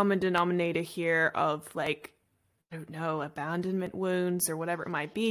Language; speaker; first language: English; native; English